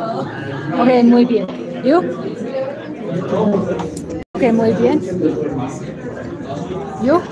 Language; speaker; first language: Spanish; non-native, learner; Chinese